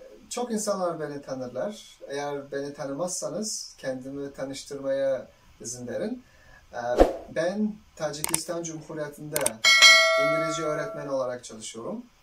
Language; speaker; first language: Turkish; non-native, fluent; Uzbek